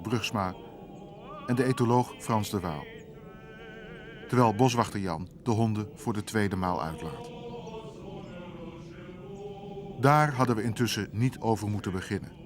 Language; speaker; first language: Dutch; native; Dutch